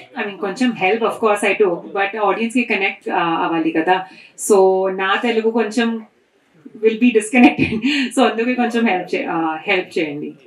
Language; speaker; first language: Telugu; non-native, learner; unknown